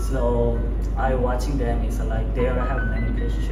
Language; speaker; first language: English; non-native, learner; Korean